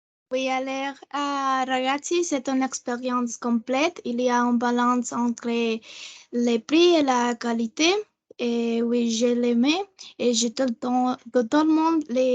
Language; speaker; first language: French; non-native, learner; Spanish